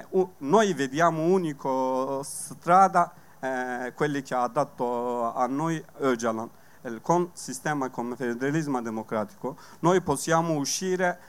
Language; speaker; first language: Italian; non-native, learner; Kurdish